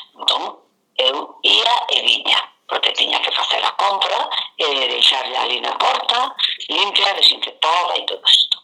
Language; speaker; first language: Galician; non-native, local second language; Spanish